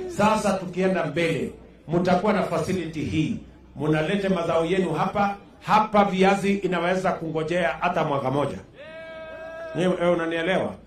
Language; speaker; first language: Swahili; non-native, local second language; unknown